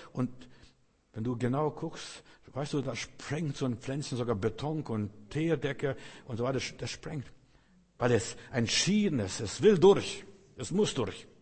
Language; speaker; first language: German; non-native, fluent; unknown